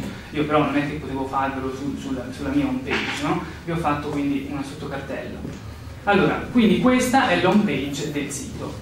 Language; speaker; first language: Italian; native; Italian